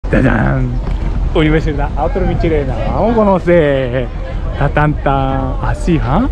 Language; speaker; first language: Spanish; non-native, learner; Japanese